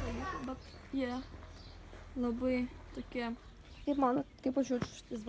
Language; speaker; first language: Lithuanian; native; Lithuanian